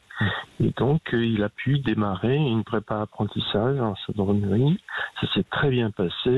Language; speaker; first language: French; native; French